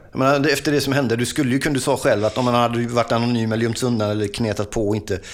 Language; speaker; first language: Swedish; native; Swedish